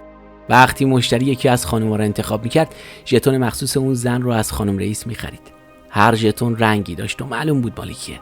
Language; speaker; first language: Persian; native; Persian